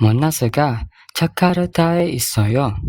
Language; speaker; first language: Korean; non-native, fluent; Indonesian